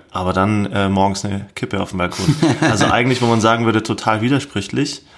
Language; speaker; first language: German; native; German